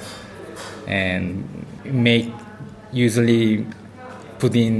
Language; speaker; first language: English; non-native, learner; Korean